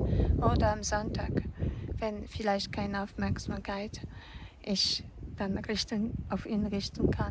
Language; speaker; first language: German; non-native, fluent; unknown